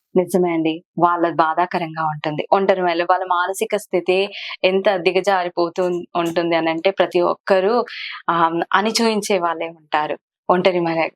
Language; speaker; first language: Telugu; non-native, local second language; Kannada